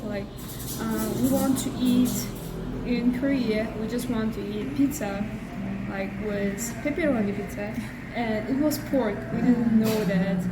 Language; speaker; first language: English; non-native, learner; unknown